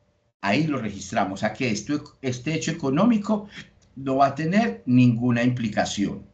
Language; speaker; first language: Spanish; native; Spanish